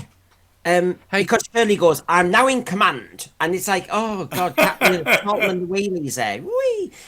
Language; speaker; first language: English; native; English